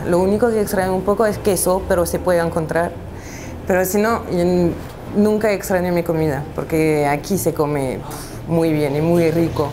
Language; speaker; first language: Spanish; non-native, fluent; French